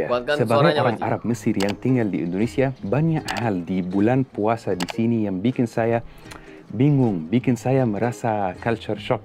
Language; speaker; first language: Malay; non-native, fluent; Arabic